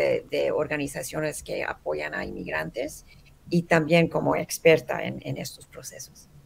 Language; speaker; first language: Spanish; early bilingual, heritage; Spanish